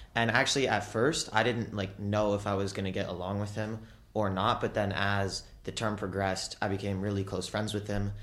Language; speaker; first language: English; native; English